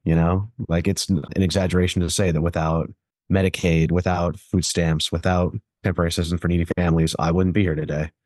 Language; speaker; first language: English; native; English